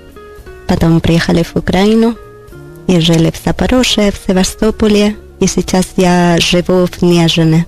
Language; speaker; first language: Russian; non-native, learner; Spanish